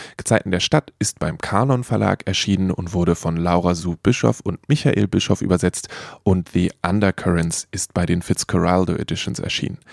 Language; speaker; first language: German; native; German